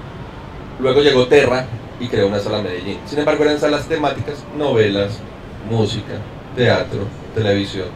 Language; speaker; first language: Spanish; native; Spanish